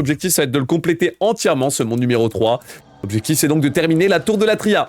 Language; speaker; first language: French; native; French